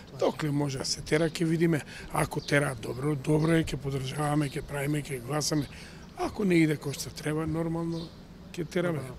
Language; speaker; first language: Macedonian; non-native, local second language; Romany